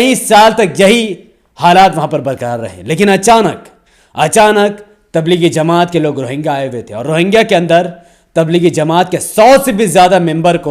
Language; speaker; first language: Hindi; native; Hindi